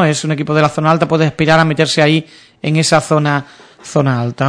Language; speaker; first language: Spanish; native; Spanish